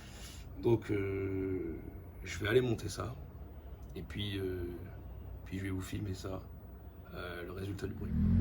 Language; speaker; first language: French; native; French